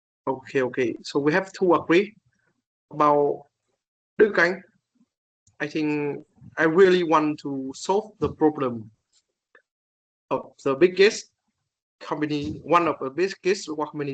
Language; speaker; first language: English; non-native, learner; Vietnamese